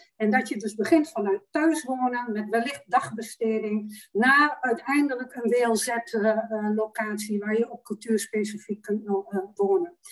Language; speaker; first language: Dutch; native; Dutch